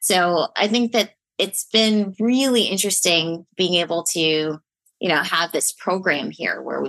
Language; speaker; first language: English; native; English